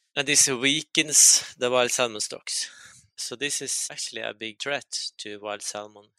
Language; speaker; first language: English; non-native, fluent; Norwegian